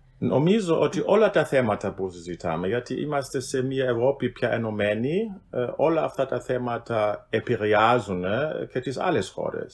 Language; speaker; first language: Greek; non-native, fluent; German